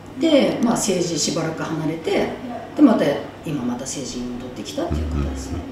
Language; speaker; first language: Japanese; native; Japanese